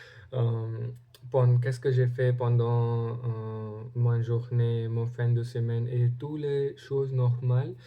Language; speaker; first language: French; non-native, learner; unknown